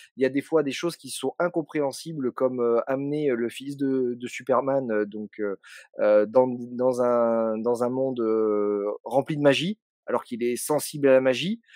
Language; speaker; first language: French; native; French